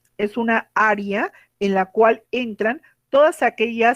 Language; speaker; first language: Spanish; native; Spanish